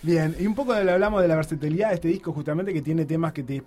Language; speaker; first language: Spanish; native; Spanish